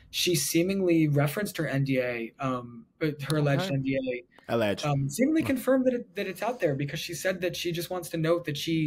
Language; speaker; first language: English; native; English